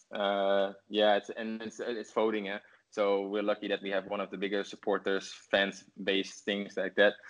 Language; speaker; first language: English; non-native, fluent; Dutch